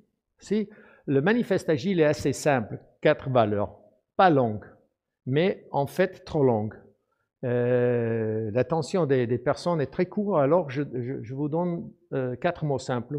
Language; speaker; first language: French; non-native, fluent; English